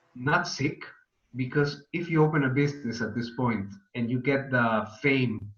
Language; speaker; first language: English; non-native, fluent; Spanish